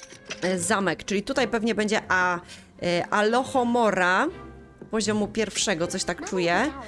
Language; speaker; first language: Polish; native; Polish